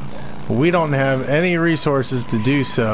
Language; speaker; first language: English; native; English